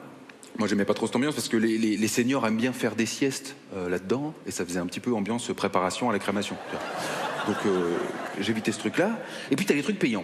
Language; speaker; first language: French; native; French